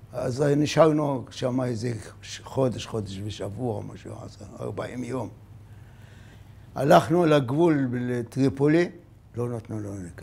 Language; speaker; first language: Hebrew; non-native, fluent; Arabic